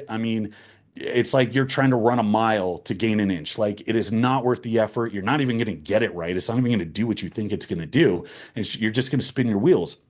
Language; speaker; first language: English; native; English